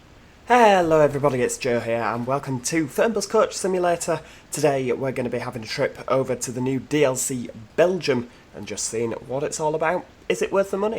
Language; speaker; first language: English; native; English